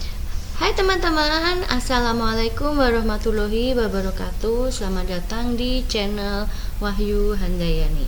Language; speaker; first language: Indonesian; non-native, local second language; Javanese